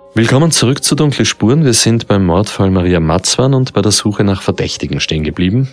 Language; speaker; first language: German; native; German